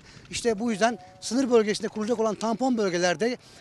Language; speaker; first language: Turkish; native; Turkish